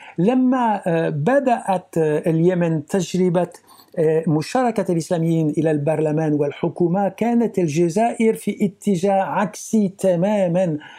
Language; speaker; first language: Arabic; non-native, fluent; French